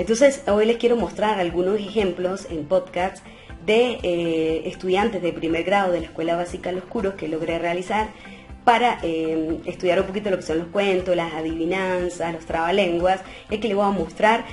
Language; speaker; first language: Spanish; native; Spanish